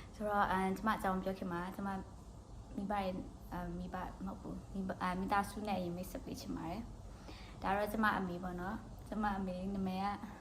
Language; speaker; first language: Burmese; non-native, local second language; Kachin